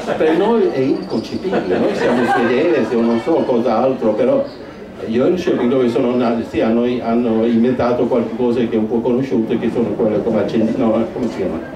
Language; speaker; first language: Italian; non-native, fluent; Swedish